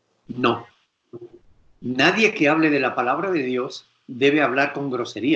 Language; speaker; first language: Spanish; native; Spanish